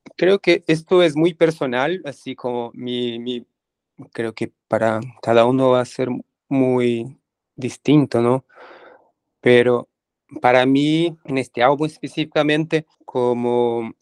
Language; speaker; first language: Spanish; non-native, fluent; Portuguese